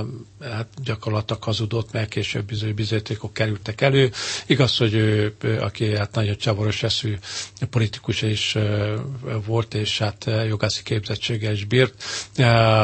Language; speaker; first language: Hungarian; native; Hungarian